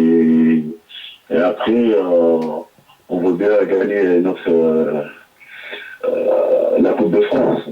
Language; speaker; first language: French; non-native, local second language; Arabic